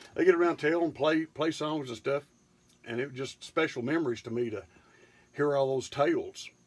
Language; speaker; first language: English; native; English